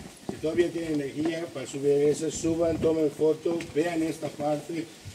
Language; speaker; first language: Spanish; native; Spanish